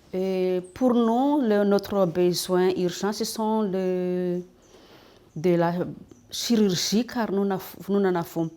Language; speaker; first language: French; non-native, local second language; Malagasy